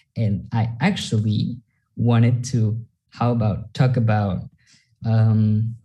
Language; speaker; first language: English; non-native, fluent; Spanish